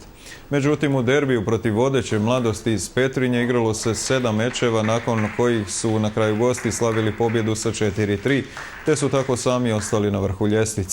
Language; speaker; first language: Croatian; native; Croatian